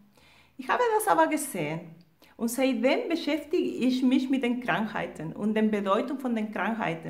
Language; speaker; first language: German; non-native, fluent; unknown